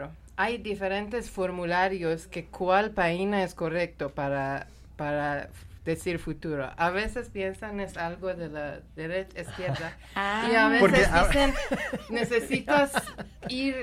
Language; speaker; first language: Spanish; non-native, learner; Persian